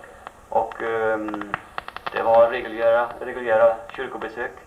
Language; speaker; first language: Swedish; native; Swedish